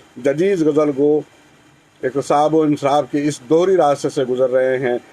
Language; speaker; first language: Urdu; native; Urdu